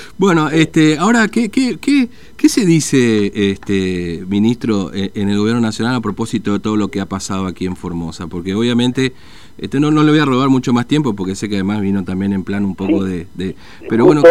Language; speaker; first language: Spanish; native; Spanish